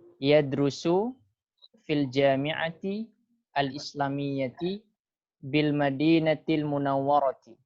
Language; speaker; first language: Arabic; non-native, fluent; Indonesian